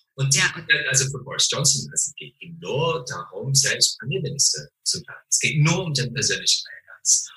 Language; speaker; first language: German; non-native, fluent; English